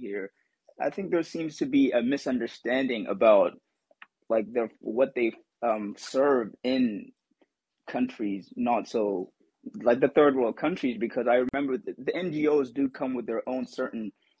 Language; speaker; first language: English; non-native, local second language; Somali